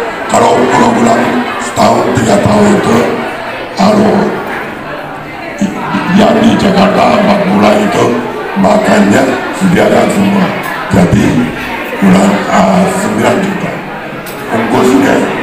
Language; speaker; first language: Indonesian; non-native, fluent; Japanese